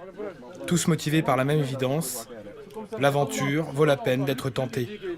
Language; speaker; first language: French; native; French